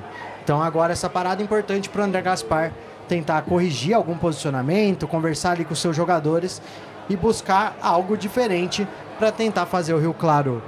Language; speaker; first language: Portuguese; native; Portuguese